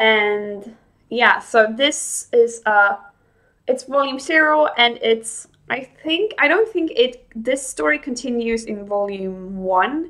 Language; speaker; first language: English; non-native, fluent; Swedish